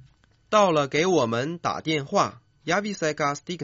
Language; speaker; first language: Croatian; non-native, fluent; Chinese